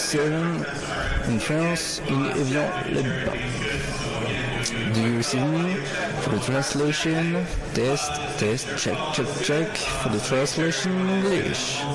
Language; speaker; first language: English; non-native, learner; French